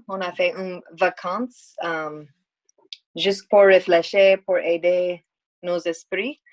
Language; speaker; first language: French; non-native, learner; English